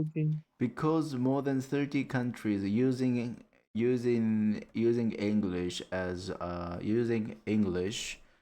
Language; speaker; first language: English; non-native, learner; Japanese